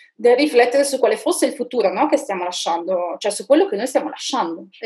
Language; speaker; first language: Italian; native; Italian